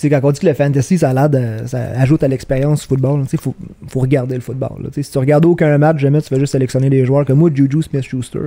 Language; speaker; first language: French; native; French